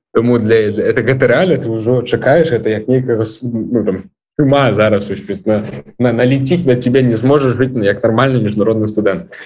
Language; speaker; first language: Belarusian; non-native, local second language; Russian